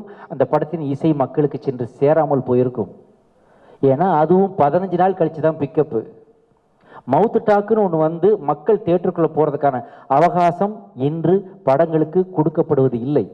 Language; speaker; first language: Tamil; native; Tamil